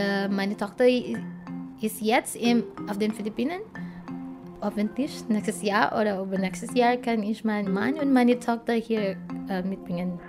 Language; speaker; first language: German; non-native, learner; Cebuano